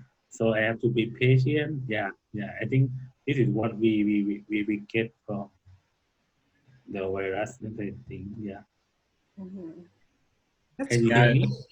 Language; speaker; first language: English; non-native, learner; Thai